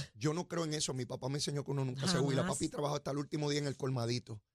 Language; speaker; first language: Spanish; native; Spanish